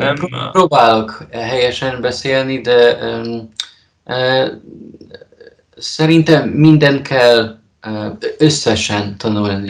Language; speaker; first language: Hungarian; non-native, learner; Polish